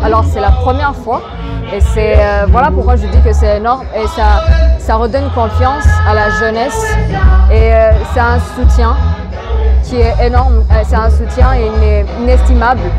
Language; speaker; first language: French; non-native, local second language; Rundi